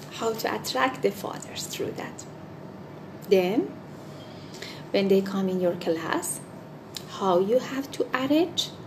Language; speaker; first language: English; non-native, fluent; Persian